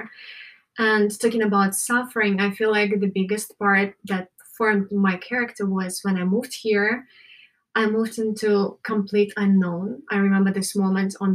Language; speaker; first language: English; non-native, fluent; Ukrainian